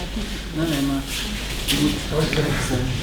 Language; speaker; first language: Dutch; non-native, learner; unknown